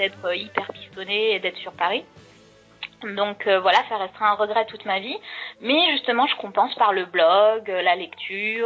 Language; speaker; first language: French; native; French